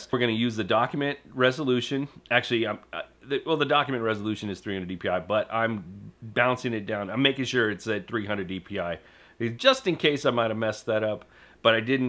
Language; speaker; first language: English; native; English